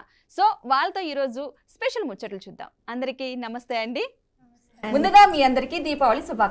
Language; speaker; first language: Telugu; native; Telugu